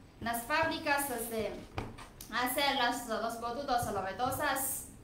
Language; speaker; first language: Spanish; non-native, learner; Chinese